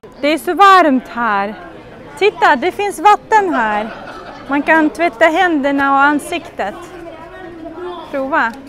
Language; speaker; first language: Swedish; non-native, fluent; Russian